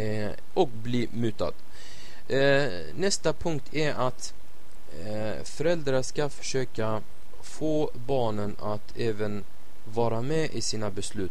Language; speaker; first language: Swedish; non-native, fluent; Arabic